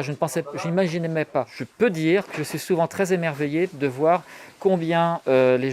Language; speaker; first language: French; native; French